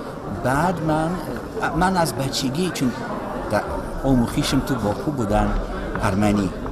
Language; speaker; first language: Persian; non-native, fluent; Russian